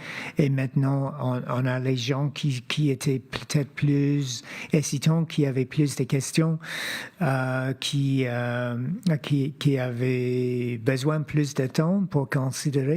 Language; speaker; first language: French; non-native, fluent; English